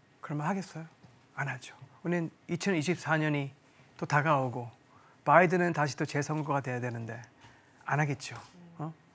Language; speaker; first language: Korean; early bilingual, heritage; Korean